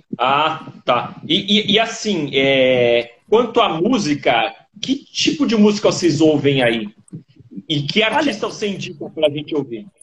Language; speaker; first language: Portuguese; native; Portuguese